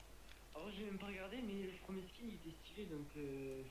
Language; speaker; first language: French; native; French